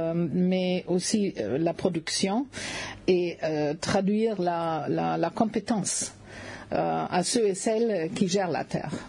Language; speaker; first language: French; non-native, fluent; German